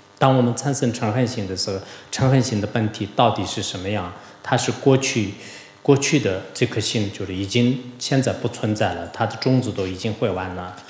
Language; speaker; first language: Chinese; non-native, local second language; Tibetan